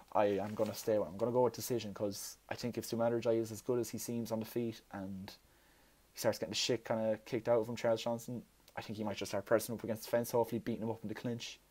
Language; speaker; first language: English; native; English